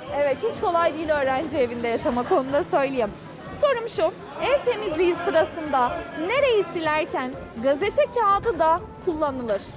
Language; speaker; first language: Turkish; native; Turkish